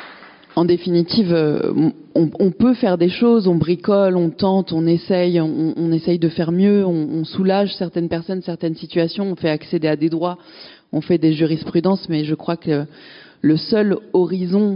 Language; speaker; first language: French; native; French